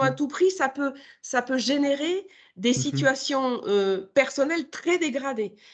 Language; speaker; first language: French; native; French